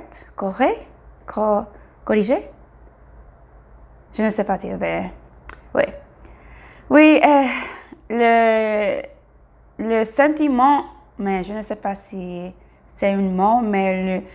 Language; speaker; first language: French; non-native, learner; English